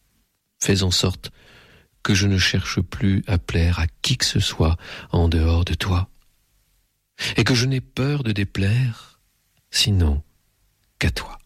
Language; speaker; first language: French; native; French